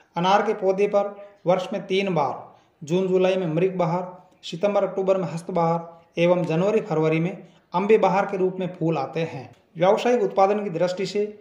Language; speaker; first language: Hindi; native; Hindi